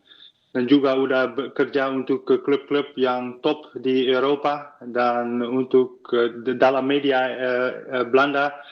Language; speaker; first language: Indonesian; non-native, fluent; Dutch